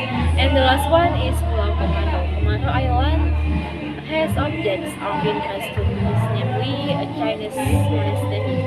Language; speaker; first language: English; non-native, learner; Indonesian